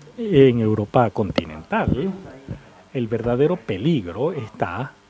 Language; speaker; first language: Spanish; non-native, fluent; English